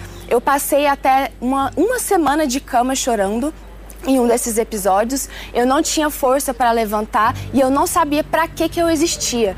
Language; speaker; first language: Portuguese; early bilingual, other home language; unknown